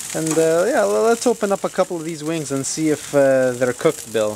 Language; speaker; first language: English; native; English